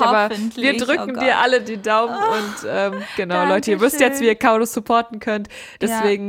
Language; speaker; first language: German; native; German